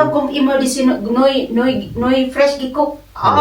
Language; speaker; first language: German; non-native, learner; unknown